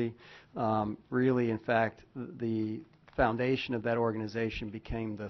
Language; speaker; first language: English; native; English